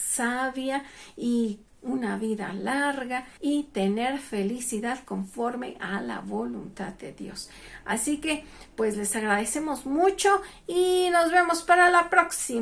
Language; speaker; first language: Spanish; native; Spanish